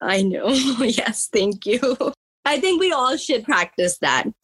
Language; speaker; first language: English; early bilingual, other home language; Punjabi